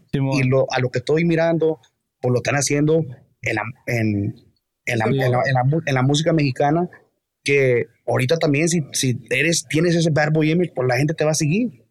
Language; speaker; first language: Spanish; early bilingual, heritage; Spanish